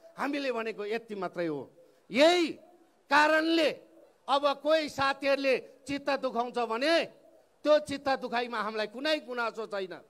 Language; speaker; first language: Nepali; non-native, local second language; Eastern Tamang